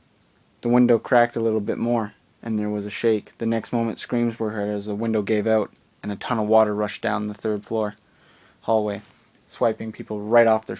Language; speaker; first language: English; native; English